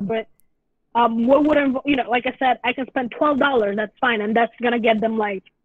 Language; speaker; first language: English; non-native, fluent; Italian